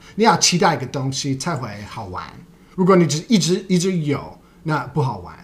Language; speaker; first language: Chinese; non-native, fluent; English